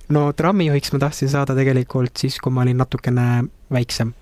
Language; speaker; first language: Estonian; native; Estonian